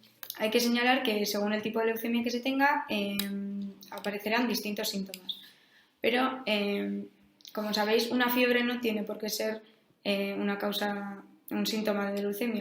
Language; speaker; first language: Spanish; native; Spanish